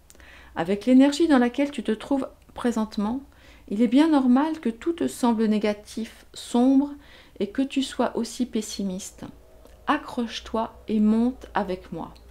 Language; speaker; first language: French; native; French